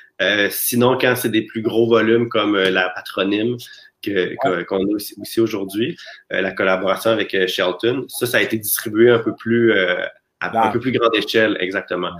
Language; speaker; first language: French; native; French